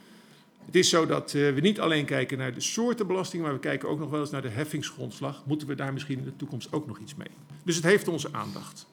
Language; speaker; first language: Dutch; native; Dutch